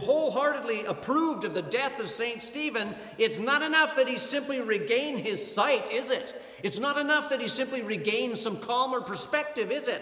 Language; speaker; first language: English; native; English